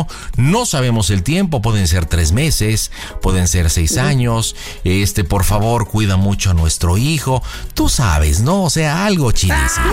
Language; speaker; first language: Spanish; native; Spanish